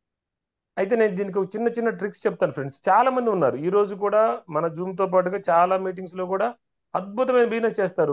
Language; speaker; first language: Telugu; native; Telugu